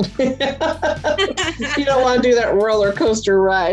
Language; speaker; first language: English; native; English